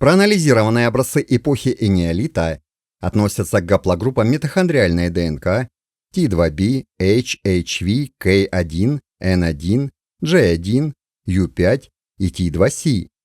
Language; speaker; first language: Russian; native; Russian